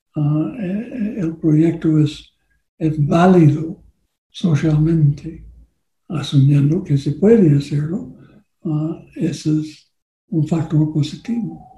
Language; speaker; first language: Spanish; non-native, learner; English